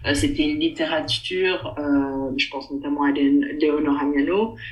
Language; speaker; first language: French; native; French